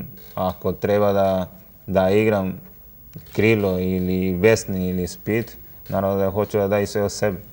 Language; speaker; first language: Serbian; non-native, learner; Spanish